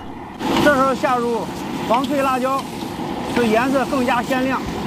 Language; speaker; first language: Chinese; native; Chinese